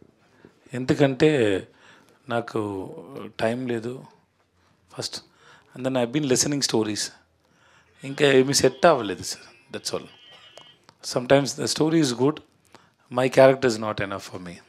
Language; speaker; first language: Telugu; non-native, learner; Tamil